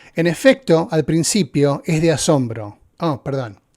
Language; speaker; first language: Spanish; early bilingual, heritage; Spanish